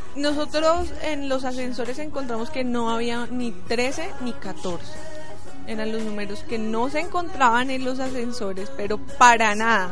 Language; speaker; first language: Spanish; native; Spanish